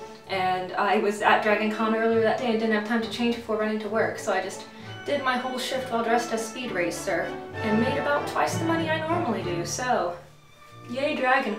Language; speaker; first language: English; native; English